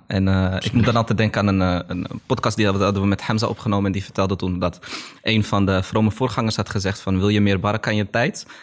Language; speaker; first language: Dutch; early bilingual, other home language; Arabic